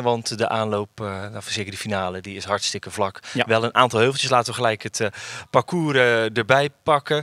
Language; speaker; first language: Dutch; native; Dutch